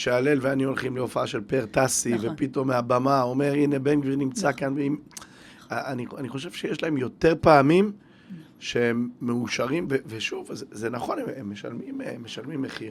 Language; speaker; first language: Hebrew; native; Hebrew